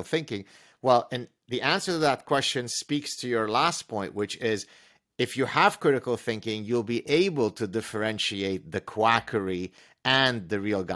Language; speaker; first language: English; non-native, fluent; Arabic